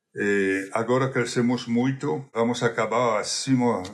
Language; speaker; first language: Portuguese; non-native, fluent; English